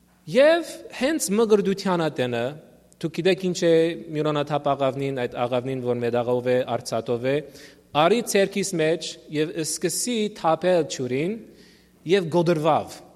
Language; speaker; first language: Armenian; early bilingual, heritage; Armenian